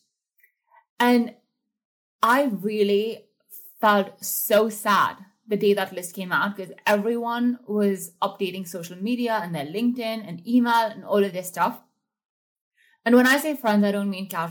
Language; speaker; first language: English; non-native, local second language; Hindi